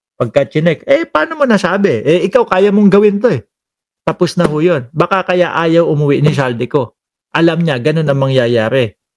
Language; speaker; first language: Filipino; non-native, local second language; Cebuano